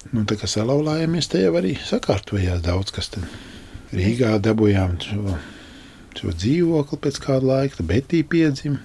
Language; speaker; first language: Latvian; native; Latvian